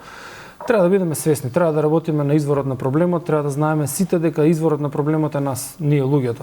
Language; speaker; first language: Macedonian; native; Macedonian